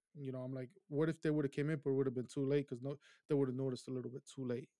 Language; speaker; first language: English; early bilingual, other home language; Spanish